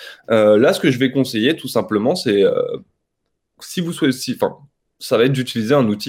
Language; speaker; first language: French; native; French